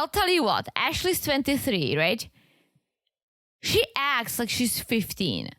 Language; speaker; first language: English; native; English